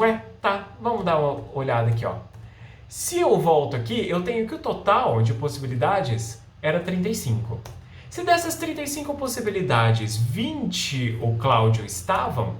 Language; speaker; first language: Portuguese; native; Portuguese